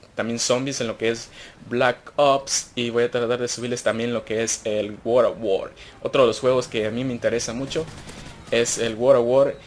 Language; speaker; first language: Spanish; native; Spanish